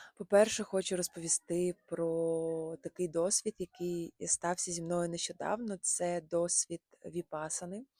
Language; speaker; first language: Ukrainian; non-native, local second language; Russian